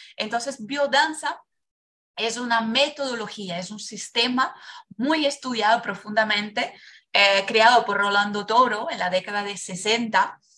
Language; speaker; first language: Spanish; non-native, fluent; Portuguese